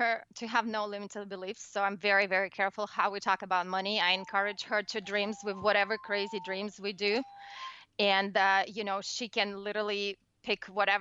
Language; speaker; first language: English; non-native, fluent; Russian